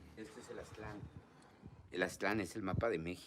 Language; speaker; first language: Spanish; native; Spanish